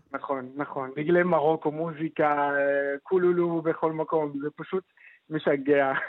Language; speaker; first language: Hebrew; non-native, fluent; Arabic